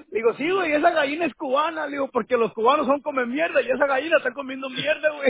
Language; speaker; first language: Spanish; native; Spanish